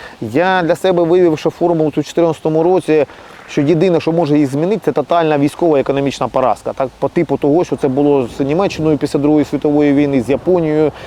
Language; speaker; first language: Ukrainian; native; Ukrainian